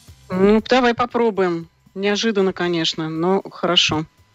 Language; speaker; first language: Russian; native; Russian